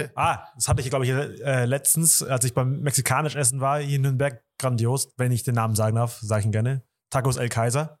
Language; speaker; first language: German; early bilingual, other home language; Vietnamese